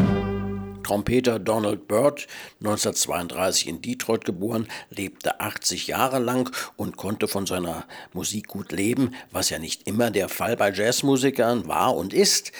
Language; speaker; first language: German; native; German